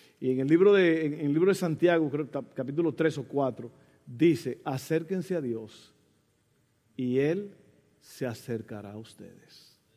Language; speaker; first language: Spanish; early bilingual, heritage; Spanish